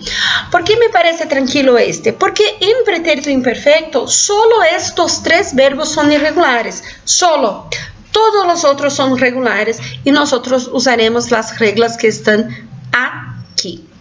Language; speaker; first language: Spanish; non-native, fluent; Portuguese